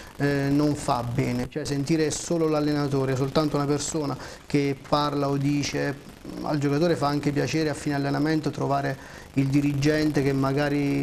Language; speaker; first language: Italian; native; Italian